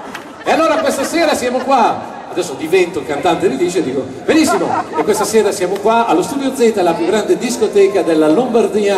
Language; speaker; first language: Italian; native; Italian